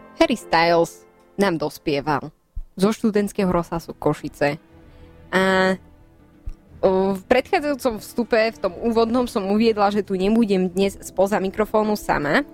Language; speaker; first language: Slovak; native; Slovak